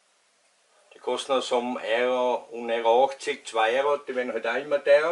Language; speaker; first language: German; native; German